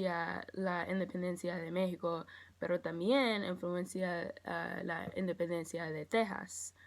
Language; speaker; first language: Spanish; non-native, learner; English